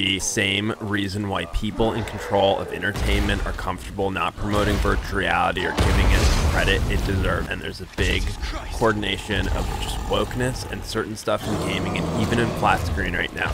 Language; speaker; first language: English; native; English